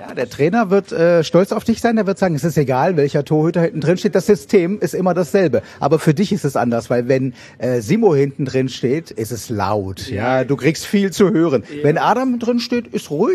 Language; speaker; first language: German; native; German